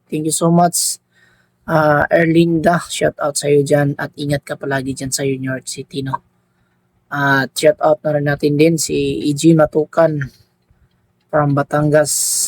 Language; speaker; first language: Filipino; non-native, local second language; Cebuano